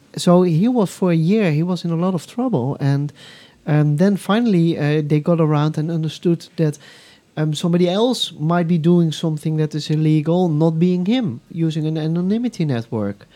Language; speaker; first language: English; non-native, fluent; Dutch